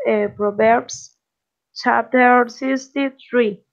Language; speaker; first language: English; non-native, learner; Spanish